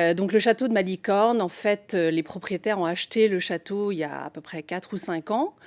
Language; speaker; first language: French; non-native, fluent; English